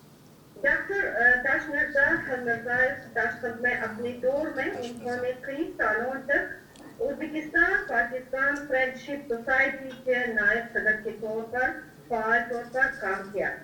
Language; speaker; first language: Hindi; non-native, fluent; Uzbek